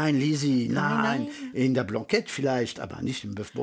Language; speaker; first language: German; early bilingual, heritage; French